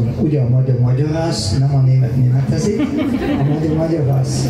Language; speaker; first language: Hungarian; non-native, fluent; German